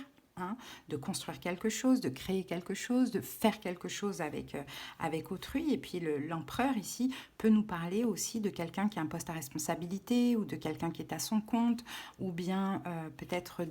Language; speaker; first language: French; native; French